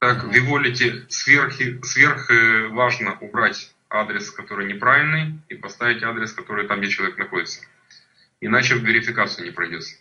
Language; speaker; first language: Russian; native; Russian